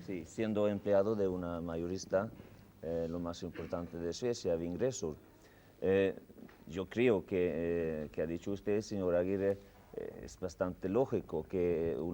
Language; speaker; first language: Spanish; non-native, fluent; Swedish